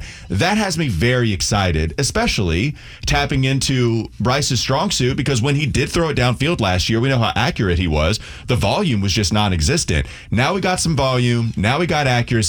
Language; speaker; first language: English; native; English